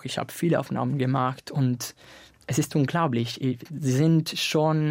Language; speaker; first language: German; non-native, fluent; Italian